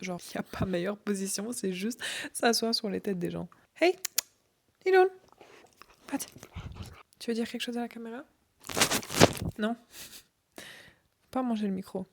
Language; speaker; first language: French; native; French